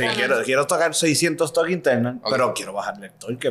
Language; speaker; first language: Spanish; native; Spanish